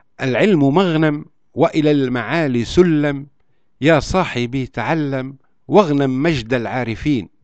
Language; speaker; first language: Arabic; native; Arabic